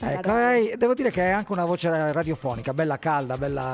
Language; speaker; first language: Italian; native; Italian